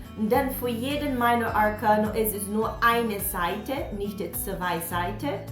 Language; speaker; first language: German; non-native, learner; Portuguese